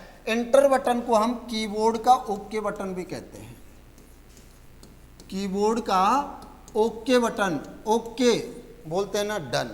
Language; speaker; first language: Hindi; native; Hindi